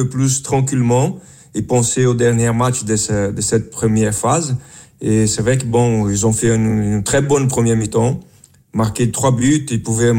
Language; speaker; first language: French; non-native, fluent; Portuguese